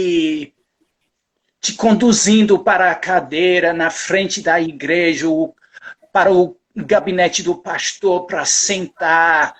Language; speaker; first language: Portuguese; non-native, fluent; English